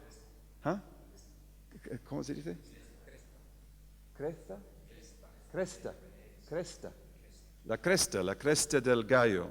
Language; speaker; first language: Spanish; non-native, fluent; English